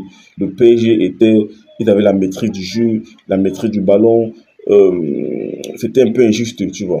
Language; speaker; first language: French; native; French